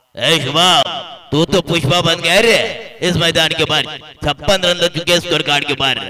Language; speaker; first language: Hindi; non-native, local second language; Marathi